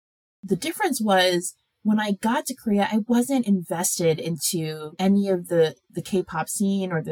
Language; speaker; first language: English; early bilingual, other home language; Korean